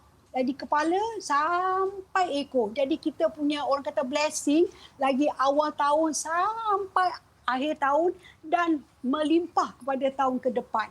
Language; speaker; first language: Malay; non-native, local second language; Chinese